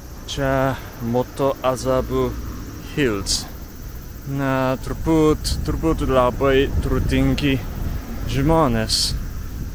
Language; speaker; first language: Lithuanian; non-native, fluent; Japanese